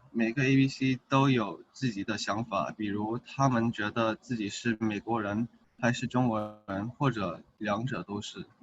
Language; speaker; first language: Chinese; early bilingual, heritage; English